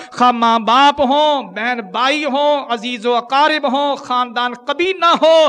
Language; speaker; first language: Urdu; non-native, local second language; Punjabi